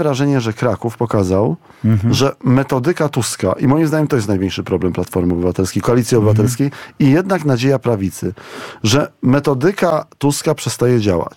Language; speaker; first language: Polish; native; Polish